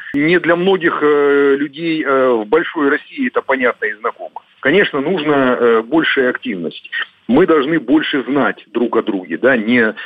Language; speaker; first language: Russian; native; Russian